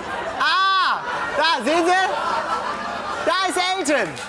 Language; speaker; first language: German; native; German